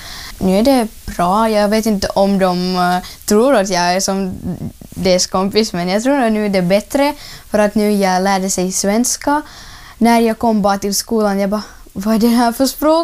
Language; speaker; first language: Swedish; non-native, learner; Ukrainian